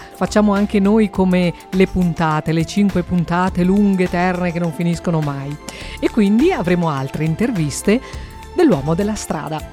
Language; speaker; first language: Italian; native; Italian